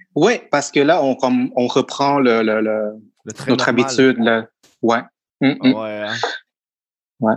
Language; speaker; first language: French; non-native, fluent; Thai